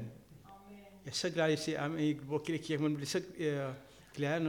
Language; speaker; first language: Danish; non-native, learner; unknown